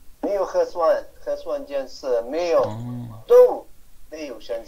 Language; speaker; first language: Chinese; non-native, learner; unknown